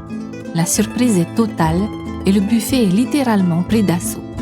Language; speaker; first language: French; native; French